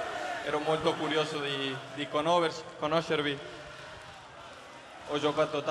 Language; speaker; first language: Italian; non-native, fluent; Spanish